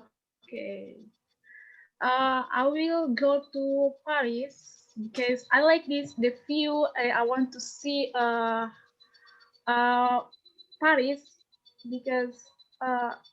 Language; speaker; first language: English; non-native, learner; Indonesian